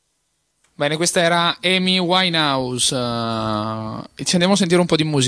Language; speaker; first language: Italian; native; Italian